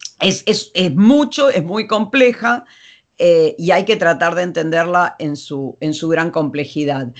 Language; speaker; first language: Spanish; non-native, fluent; Dutch